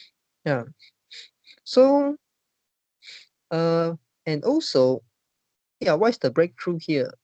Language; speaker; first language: English; non-native, fluent; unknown